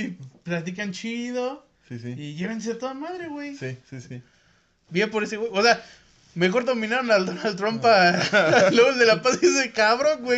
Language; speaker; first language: Spanish; native; Spanish